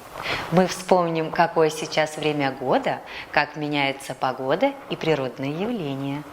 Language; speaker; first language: Russian; native; Russian